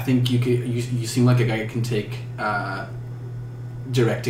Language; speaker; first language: English; non-native, fluent; Spanish